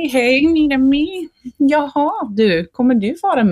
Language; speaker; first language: Swedish; non-native, fluent; Dutch